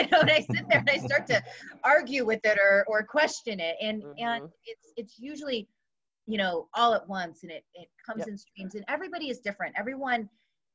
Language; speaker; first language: English; native; English